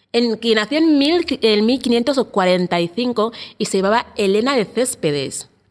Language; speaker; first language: Spanish; non-native, local second language; Fang